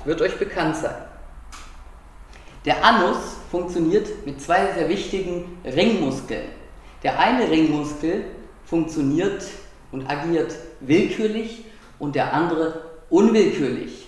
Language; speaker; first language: German; native; German